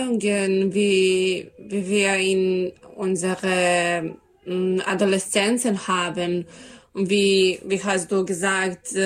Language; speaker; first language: German; non-native, learner; Serbian